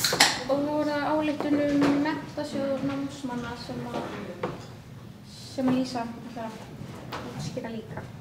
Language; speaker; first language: Icelandic; native; Icelandic